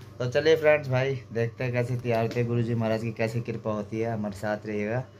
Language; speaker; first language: Hindi; native; Hindi